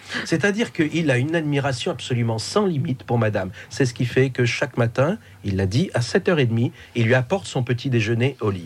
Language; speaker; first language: French; native; French